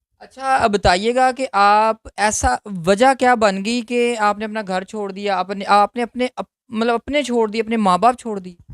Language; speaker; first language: Urdu; native; Urdu